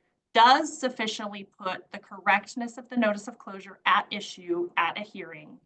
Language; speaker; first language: English; native; English